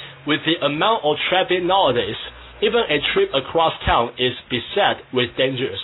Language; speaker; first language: English; non-native, fluent; Chinese